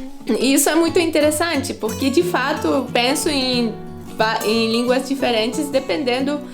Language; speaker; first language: Portuguese; non-native, fluent; Polish